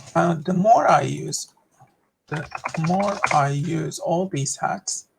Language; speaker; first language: English; non-native, fluent; Turkish